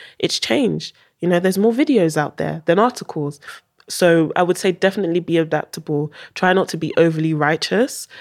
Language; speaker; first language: English; early bilingual, heritage; English